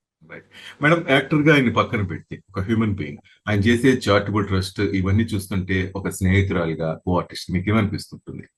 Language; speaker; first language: Telugu; native; Telugu